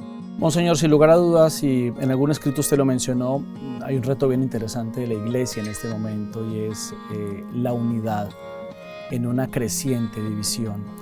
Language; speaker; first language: Spanish; native; Spanish